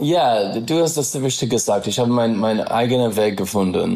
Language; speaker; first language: German; non-native, learner; English